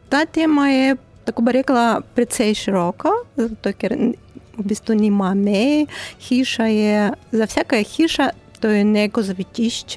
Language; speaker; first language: Slovenian; non-native, fluent; Russian